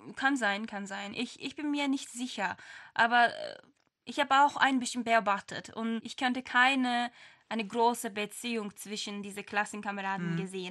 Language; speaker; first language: German; non-native, fluent; Turkish